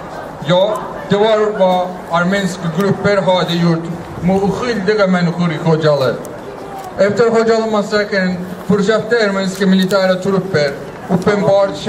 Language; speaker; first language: Swedish; non-native, fluent; Azerbaijani